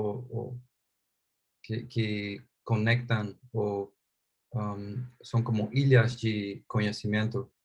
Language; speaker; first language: Portuguese; non-native, fluent; Spanish